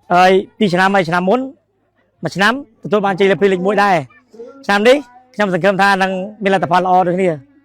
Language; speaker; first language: Khmer; native; Khmer